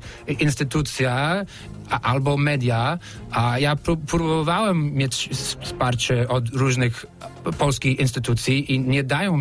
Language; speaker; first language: Polish; non-native, fluent; English